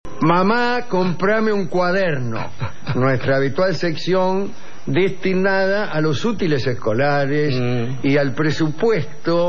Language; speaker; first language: Spanish; native; Spanish